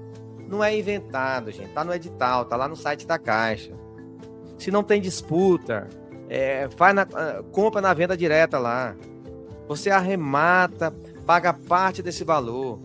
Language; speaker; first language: Portuguese; native; Portuguese